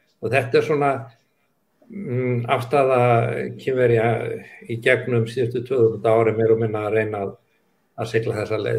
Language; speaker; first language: Icelandic; native; Icelandic